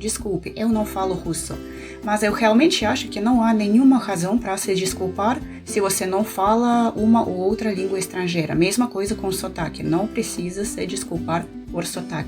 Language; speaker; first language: Portuguese; non-native, fluent; Russian